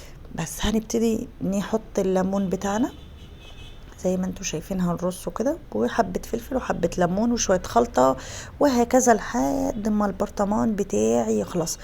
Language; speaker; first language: Arabic; native; Arabic